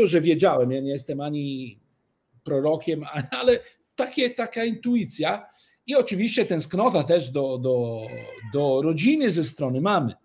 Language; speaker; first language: Polish; early bilingual, heritage; Italian